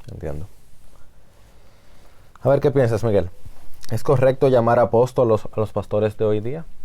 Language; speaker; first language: Spanish; native; Spanish